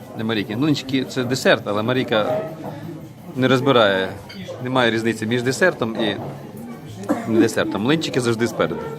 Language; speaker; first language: Ukrainian; native; Ukrainian